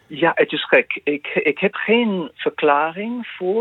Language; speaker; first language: Dutch; non-native, fluent; English